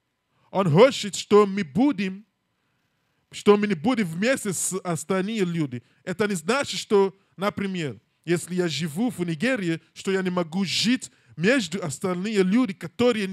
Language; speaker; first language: Russian; non-native, learner; English